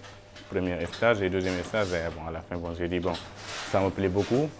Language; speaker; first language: French; non-native, local second language; Wolof